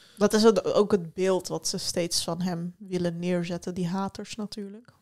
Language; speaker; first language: Dutch; early bilingual, other home language; Turkish